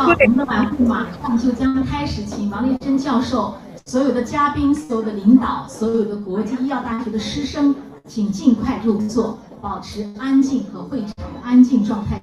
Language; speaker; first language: Chinese; native; Chinese